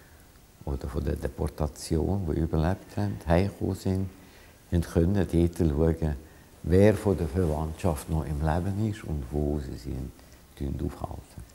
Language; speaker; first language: German; non-native, fluent; Hungarian